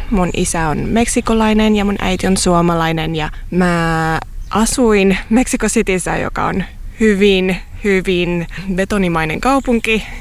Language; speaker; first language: Finnish; early bilingual, heritage; Finnish